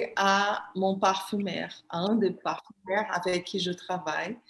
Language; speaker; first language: French; non-native, fluent; Portuguese